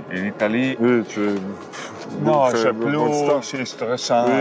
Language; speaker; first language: French; non-native, learner; Italian